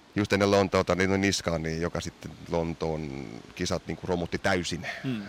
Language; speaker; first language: Finnish; early bilingual, heritage; Finnish